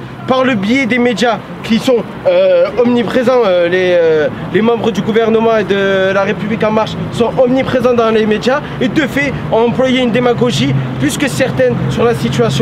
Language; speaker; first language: French; native; French